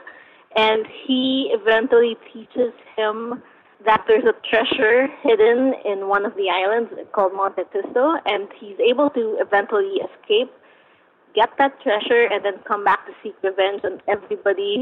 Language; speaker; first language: English; non-native, local second language; Filipino